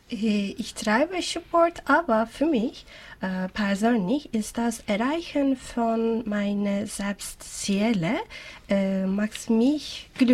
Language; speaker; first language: German; non-native, learner; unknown